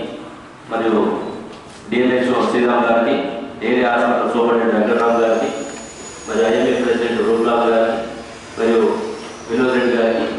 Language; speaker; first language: Telugu; native; Telugu